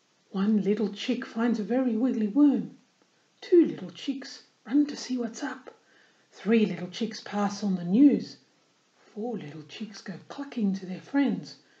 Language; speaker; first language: English; non-native, fluent; French